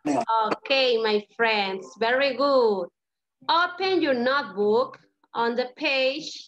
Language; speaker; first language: English; non-native, learner; Spanish